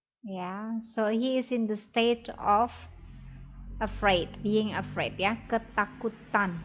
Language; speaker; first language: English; non-native, fluent; Indonesian